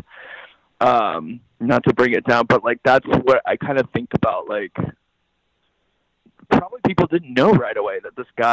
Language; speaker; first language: English; native; English